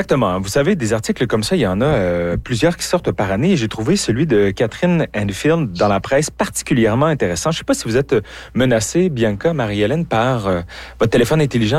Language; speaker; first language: French; native; French